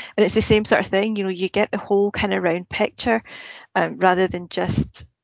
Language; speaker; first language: English; native; English